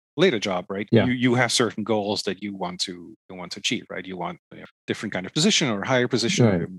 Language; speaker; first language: English; non-native, fluent; Dutch